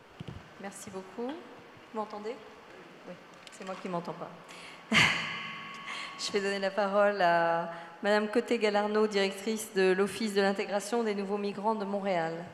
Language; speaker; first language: French; native; French